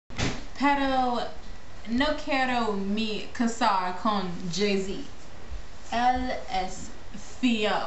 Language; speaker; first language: Spanish; non-native, learner; English